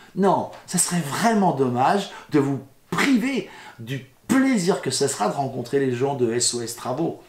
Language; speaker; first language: French; native; French